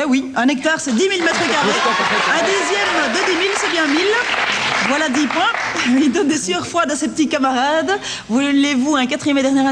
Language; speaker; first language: French; native; French